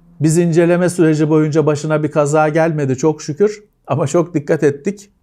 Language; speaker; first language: Turkish; native; Turkish